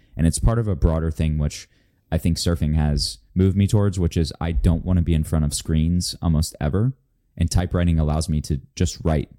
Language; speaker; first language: English; native; English